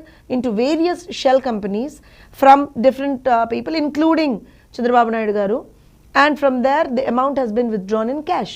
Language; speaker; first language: English; non-native, local second language; Telugu